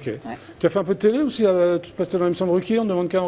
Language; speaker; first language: French; native; French